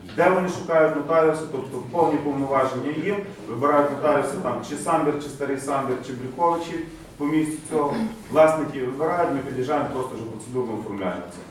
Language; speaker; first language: Ukrainian; native; Ukrainian